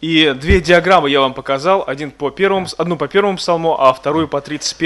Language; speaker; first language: Russian; native; Russian